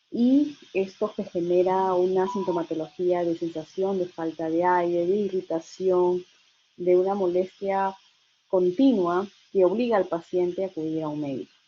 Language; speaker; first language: Spanish; native; Spanish